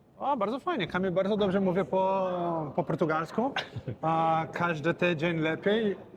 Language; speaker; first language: Polish; non-native, learner; Portuguese